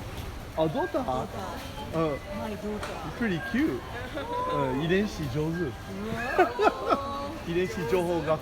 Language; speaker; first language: Japanese; non-native, learner; English